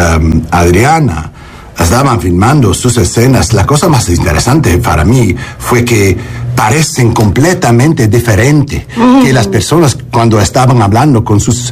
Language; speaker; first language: Spanish; non-native, learner; English